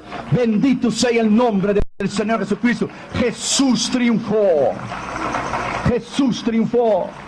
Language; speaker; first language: Spanish; non-native, fluent; Portuguese